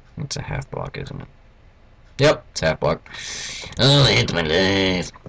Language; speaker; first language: English; native; English